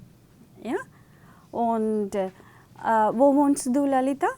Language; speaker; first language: German; non-native, fluent; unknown